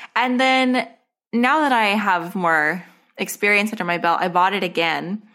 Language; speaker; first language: English; native; English